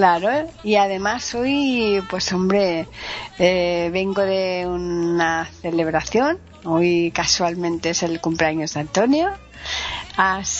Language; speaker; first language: Spanish; native; Spanish